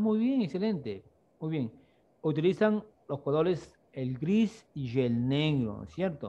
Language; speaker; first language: Spanish; native; Spanish